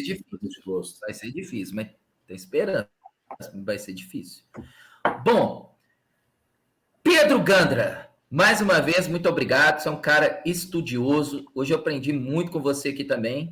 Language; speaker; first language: Portuguese; native; Portuguese